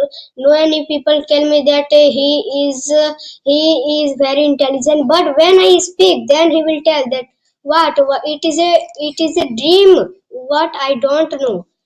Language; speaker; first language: English; non-native, learner; Hindi